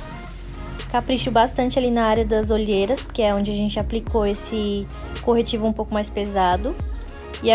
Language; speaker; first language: Portuguese; native; Portuguese